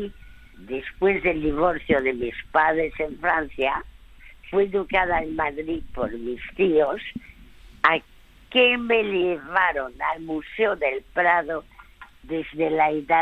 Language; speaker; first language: Spanish; early bilingual, other home language; French